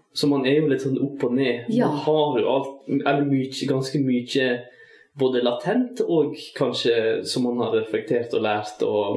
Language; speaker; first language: Norwegian; native; Norwegian